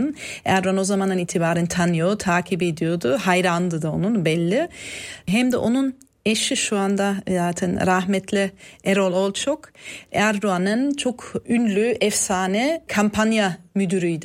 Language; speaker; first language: Turkish; non-native, fluent; German